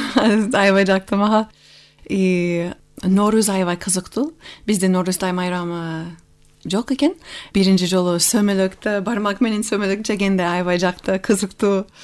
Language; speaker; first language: Kyrgyz; non-native, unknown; English